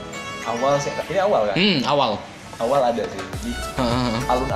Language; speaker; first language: Indonesian; native; Indonesian